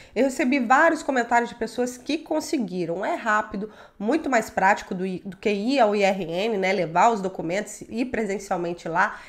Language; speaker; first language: Portuguese; native; Portuguese